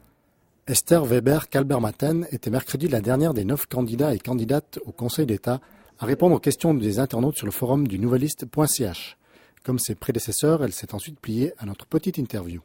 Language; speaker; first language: French; native; French